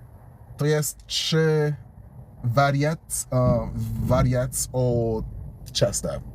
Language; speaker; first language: Polish; non-native, learner; English